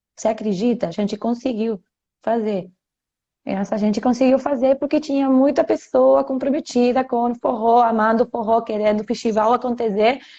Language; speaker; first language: Portuguese; non-native, fluent; Spanish